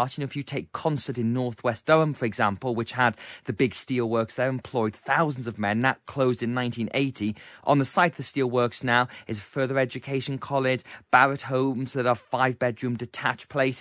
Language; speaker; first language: English; native; English